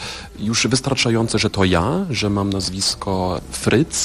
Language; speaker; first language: Polish; non-native, fluent; German